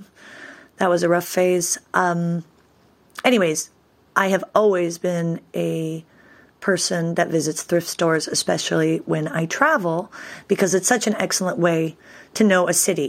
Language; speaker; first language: English; native; English